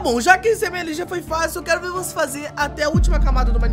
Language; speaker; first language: Portuguese; native; Portuguese